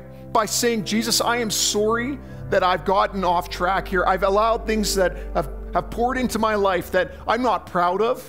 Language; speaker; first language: English; native; English